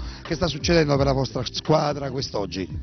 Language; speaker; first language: Italian; native; Italian